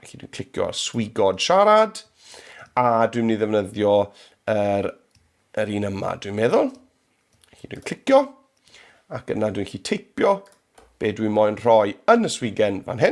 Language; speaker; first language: Welsh; native; Welsh